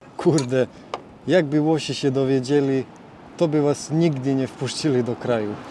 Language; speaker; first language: Polish; non-native, fluent; Serbian